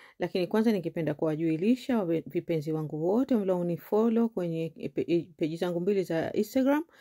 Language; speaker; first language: Swahili; native; Swahili